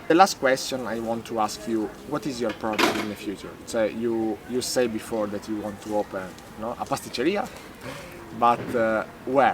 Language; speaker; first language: English; non-native, learner; Italian